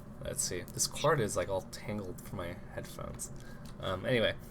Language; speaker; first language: English; native; English